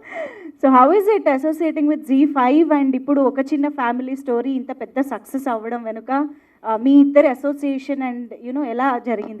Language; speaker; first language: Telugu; native; Telugu